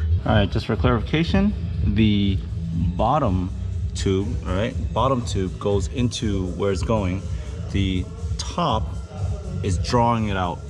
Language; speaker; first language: English; native; English